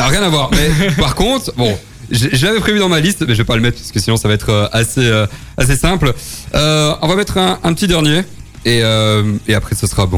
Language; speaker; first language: French; native; French